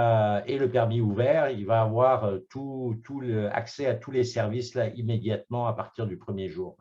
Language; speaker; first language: French; native; French